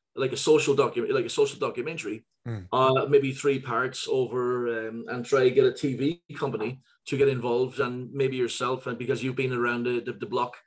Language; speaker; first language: English; native; English